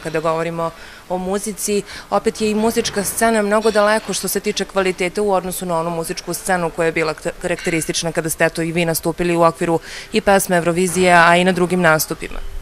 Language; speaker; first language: Serbian; native; Serbian